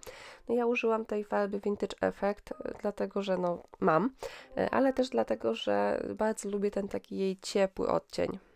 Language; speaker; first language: Polish; native; Polish